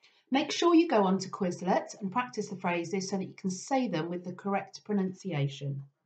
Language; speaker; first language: English; native; English